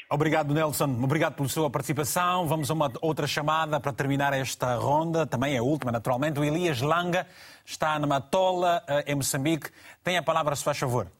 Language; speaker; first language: Portuguese; native; Portuguese